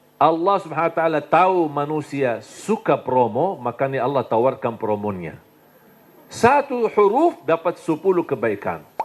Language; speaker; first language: Indonesian; non-native, fluent; Arabic